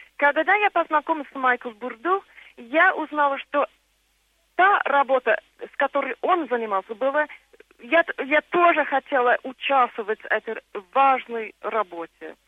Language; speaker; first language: Russian; non-native, fluent; English